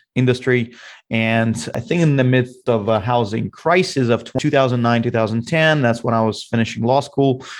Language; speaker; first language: English; non-native, fluent; Russian